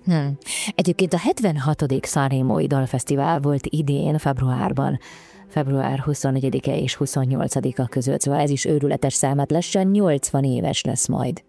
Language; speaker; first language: Hungarian; native; Hungarian